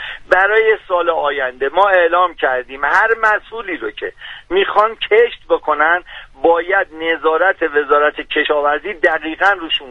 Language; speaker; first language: Persian; native; Persian